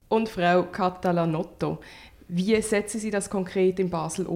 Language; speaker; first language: German; native; German